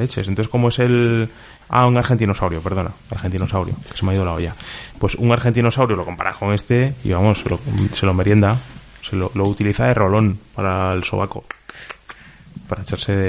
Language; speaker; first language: Spanish; native; Spanish